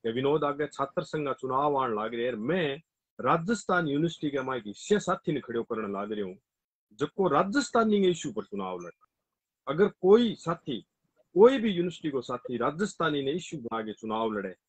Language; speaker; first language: Hindi; non-native, local second language; Rajasthani